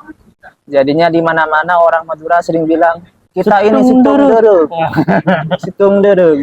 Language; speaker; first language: Indonesian; non-native, local second language; Madurese